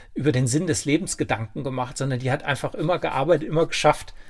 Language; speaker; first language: German; native; German